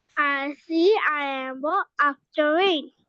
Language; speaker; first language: English; non-native, learner; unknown